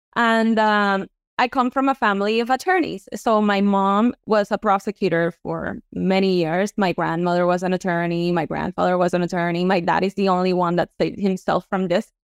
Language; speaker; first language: English; non-native, fluent; Spanish